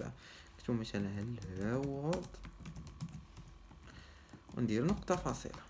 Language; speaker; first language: Arabic; native; Arabic